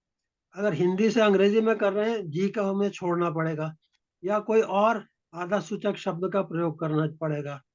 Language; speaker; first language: Hindi; native; Hindi